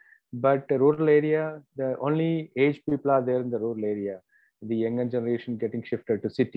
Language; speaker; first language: English; non-native, local second language; Malayalam